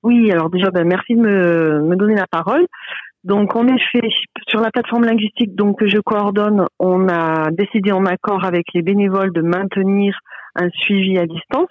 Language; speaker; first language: French; native; French